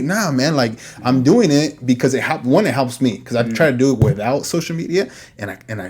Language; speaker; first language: English; native; English